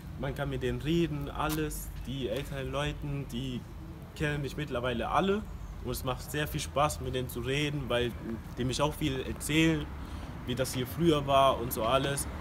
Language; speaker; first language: German; early bilingual, other home language; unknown